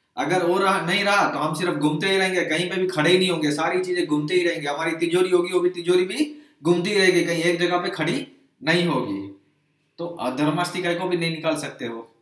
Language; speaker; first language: Hindi; non-native, local second language; Gujarati